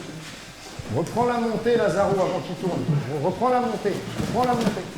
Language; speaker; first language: French; native; French